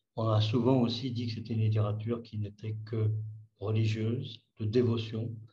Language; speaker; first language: French; native; French